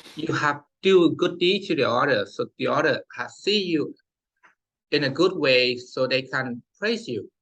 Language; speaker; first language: English; non-native, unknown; Vietnamese